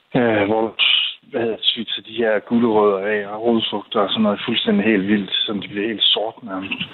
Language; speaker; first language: Danish; native; Danish